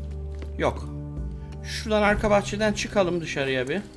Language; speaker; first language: Turkish; native; Turkish